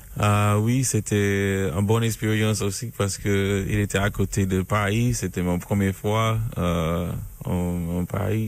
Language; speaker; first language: French; non-native, learner; English